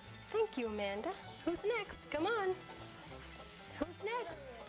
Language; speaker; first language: English; native; English